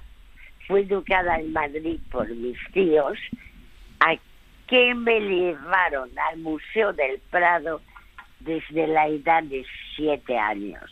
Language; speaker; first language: Spanish; early bilingual, other home language; French